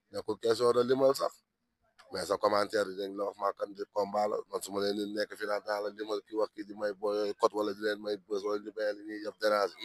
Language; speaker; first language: Wolof; native; Wolof